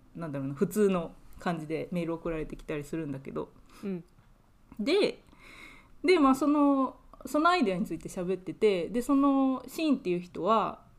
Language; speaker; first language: Japanese; native; Japanese